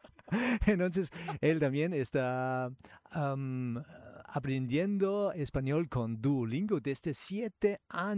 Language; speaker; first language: Spanish; non-native, fluent; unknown